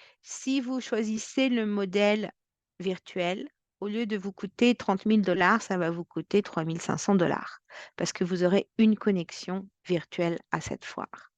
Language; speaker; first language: French; native; French